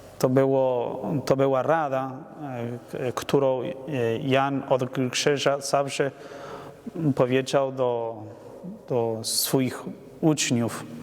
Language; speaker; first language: Polish; non-native, learner; Spanish